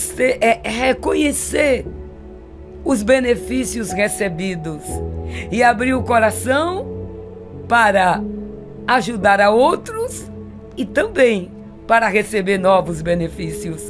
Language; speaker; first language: Portuguese; native; Portuguese